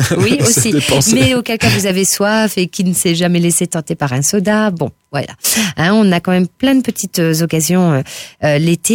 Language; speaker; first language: French; native; French